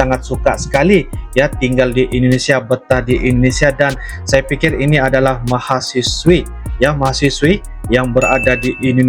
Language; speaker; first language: Indonesian; non-native, local second language; Malay